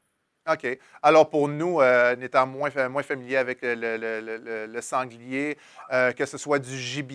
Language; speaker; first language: French; native; French